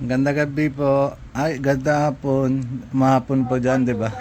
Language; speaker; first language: Filipino; non-native, learner; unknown